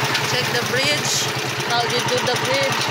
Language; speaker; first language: English; non-native, local second language; Filipino